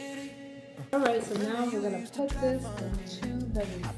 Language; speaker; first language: English; native; English